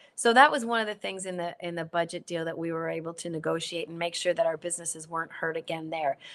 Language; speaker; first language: English; native; English